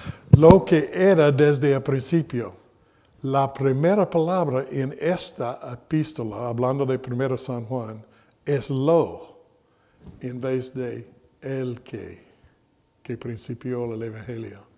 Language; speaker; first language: Spanish; non-native, fluent; English